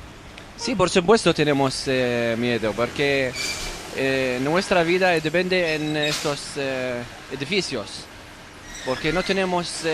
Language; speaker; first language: Spanish; non-native, learner; Arabic